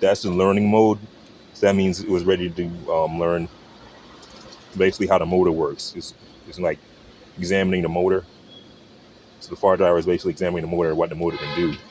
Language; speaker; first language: English; native; English